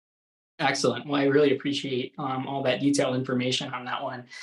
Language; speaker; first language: English; native; English